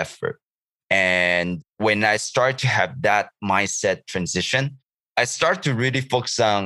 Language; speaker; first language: English; non-native, learner; Chinese